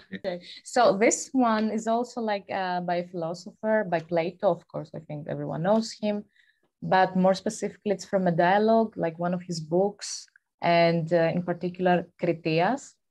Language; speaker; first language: English; non-native, fluent; Greek